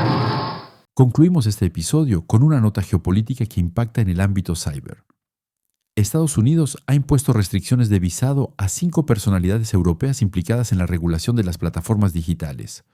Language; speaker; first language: Spanish; non-native, fluent; French